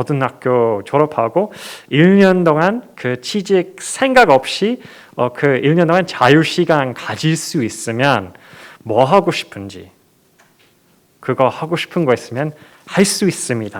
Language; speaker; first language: Korean; non-native, fluent; English